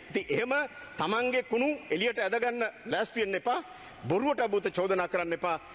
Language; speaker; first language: Sinhala; native; Sinhala